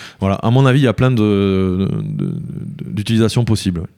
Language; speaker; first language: French; native; French